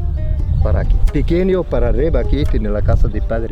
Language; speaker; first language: Spanish; non-native, learner; Arabic